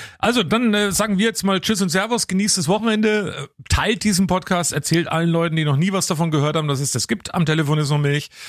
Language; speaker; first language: German; native; German